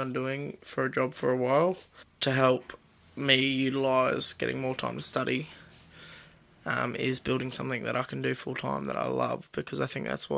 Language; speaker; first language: English; native; English